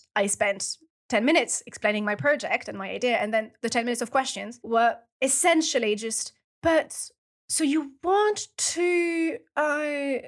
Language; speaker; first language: English; non-native, fluent; French